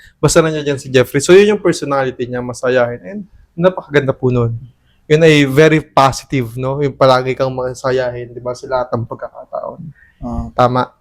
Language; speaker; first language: Filipino; native; Filipino